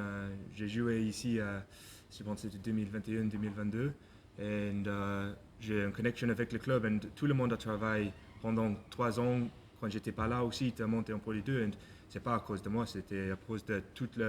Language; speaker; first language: French; non-native, learner; English